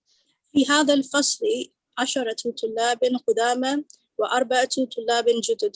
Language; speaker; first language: Arabic; non-native, learner; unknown